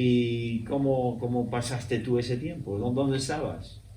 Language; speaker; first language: Spanish; non-native, fluent; English